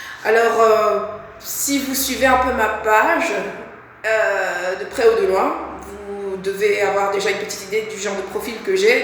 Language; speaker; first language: French; native; French